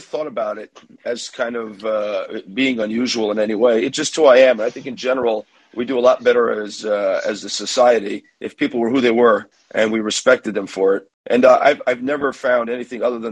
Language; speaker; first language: English; native; English